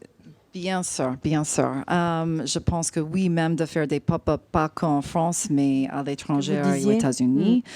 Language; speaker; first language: French; non-native, fluent; English